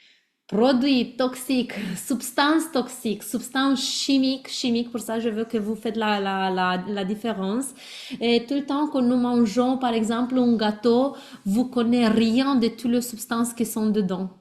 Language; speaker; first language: French; non-native, learner; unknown